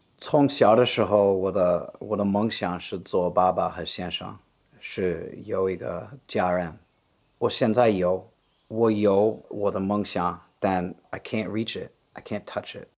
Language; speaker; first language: Chinese; non-native, fluent; English